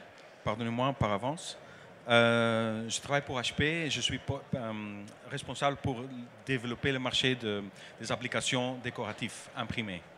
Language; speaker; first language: French; non-native, learner; Dutch